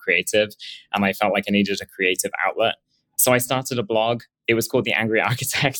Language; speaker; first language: English; native; English